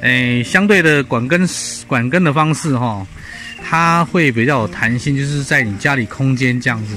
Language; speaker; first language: Chinese; native; Chinese